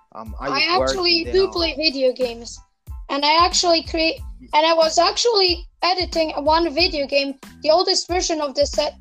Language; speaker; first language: English; non-native, fluent; Serbian